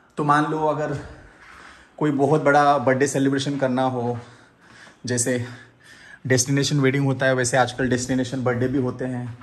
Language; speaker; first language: Hindi; non-native, local second language; Marathi